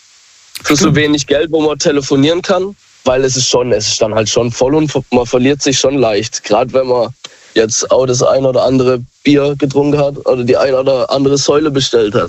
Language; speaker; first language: German; native; German